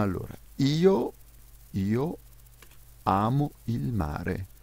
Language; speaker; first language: Italian; non-native, fluent; French